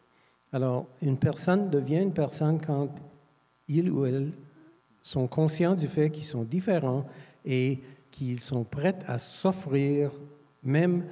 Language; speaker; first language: French; non-native, fluent; English